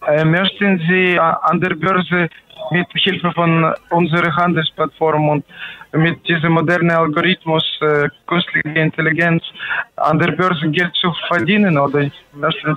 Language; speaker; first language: German; non-native, learner; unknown